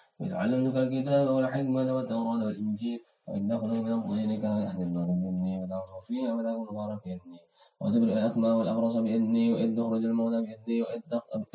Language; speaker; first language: Arabic; non-native, learner; Indonesian